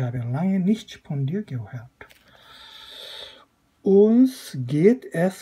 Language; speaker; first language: German; non-native, fluent; Korean